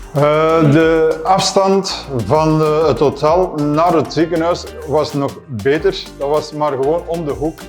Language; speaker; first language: Dutch; native; Dutch